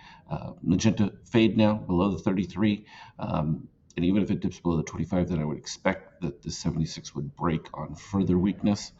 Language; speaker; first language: English; native; English